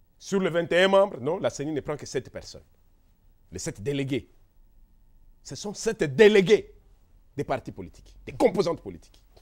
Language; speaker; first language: French; non-native, local second language; Kongo